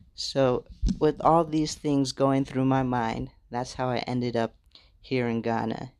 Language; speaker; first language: English; native; English